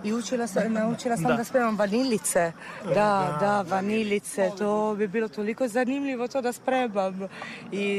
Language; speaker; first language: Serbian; non-native, fluent; Italian